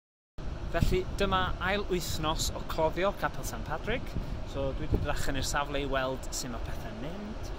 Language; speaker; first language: Welsh; native; Welsh